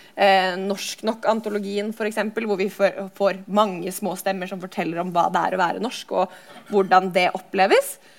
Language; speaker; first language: Norwegian; native; Norwegian